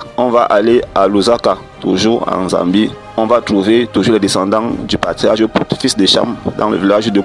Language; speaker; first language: French; non-native, local second language; Kongo